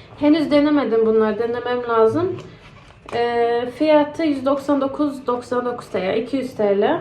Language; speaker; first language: Turkish; early bilingual, heritage; Turkish